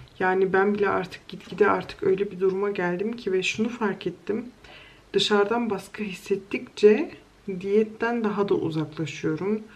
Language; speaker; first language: Turkish; early bilingual, heritage; Turkish